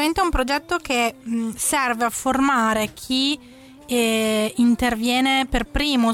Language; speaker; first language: Italian; native; Italian